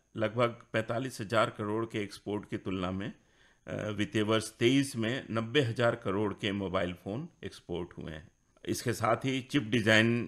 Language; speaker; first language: Hindi; native; Hindi